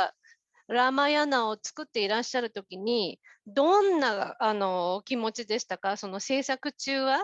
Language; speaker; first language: Japanese; native; Japanese